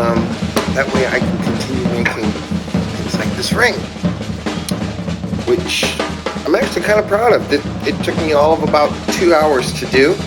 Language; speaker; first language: English; native; English